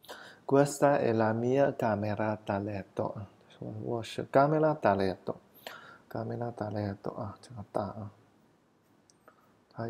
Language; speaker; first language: Italian; non-native, fluent; Chinese